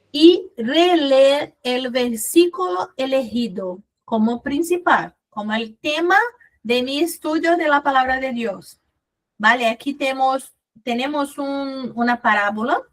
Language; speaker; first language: Spanish; non-native, fluent; Portuguese